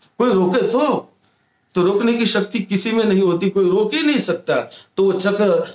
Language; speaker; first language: Hindi; non-native, local second language; Marathi